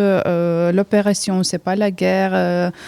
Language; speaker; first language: French; early bilingual, heritage; Ukrainian